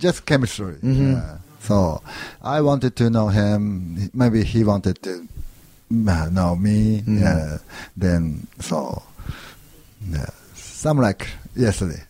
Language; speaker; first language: English; non-native, learner; Japanese